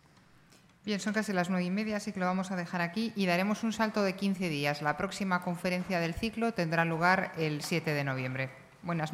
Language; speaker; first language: Spanish; native; Spanish